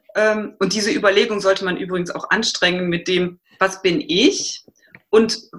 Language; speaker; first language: German; native; German